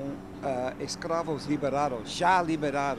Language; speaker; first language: Portuguese; non-native, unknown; English